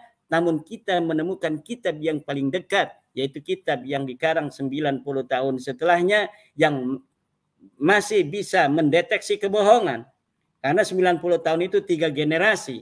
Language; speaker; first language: Indonesian; native; Indonesian